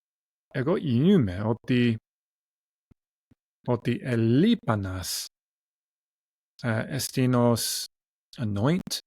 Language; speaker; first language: Greek; non-native, learner; English